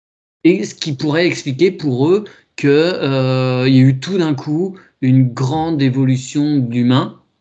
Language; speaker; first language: French; native; French